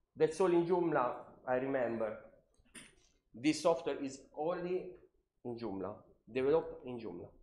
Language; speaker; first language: English; non-native, learner; Italian